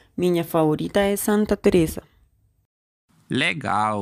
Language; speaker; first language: Portuguese; non-native, learner; Spanish